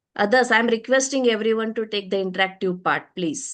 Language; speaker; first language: English; non-native, local second language; Kannada